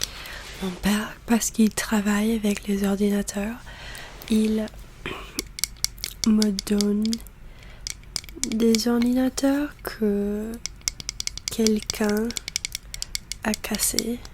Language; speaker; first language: French; non-native, learner; English